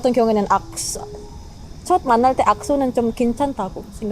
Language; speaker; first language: Korean; non-native, learner; Indonesian